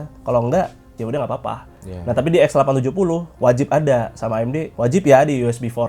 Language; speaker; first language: Indonesian; native; Indonesian